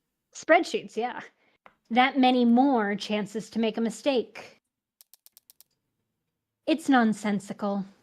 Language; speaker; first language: English; native; English